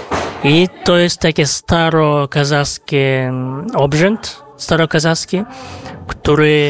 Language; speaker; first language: Polish; non-native, fluent; Kazakh